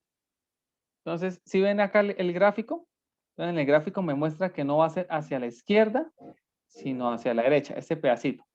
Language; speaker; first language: Spanish; native; Spanish